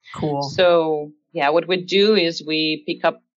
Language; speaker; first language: English; non-native, fluent; Russian